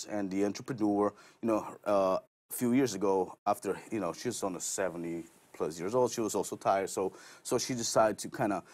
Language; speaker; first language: English; non-native, fluent; Portuguese